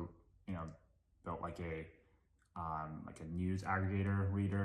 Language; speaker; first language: English; non-native, local second language; Cantonese